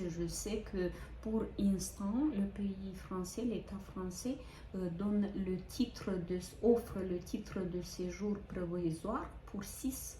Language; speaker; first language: French; non-native, fluent; Ukrainian